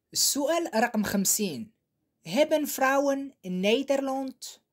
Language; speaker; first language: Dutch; non-native, learner; Arabic